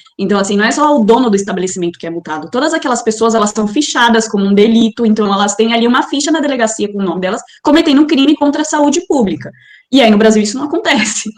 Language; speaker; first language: Portuguese; native; Portuguese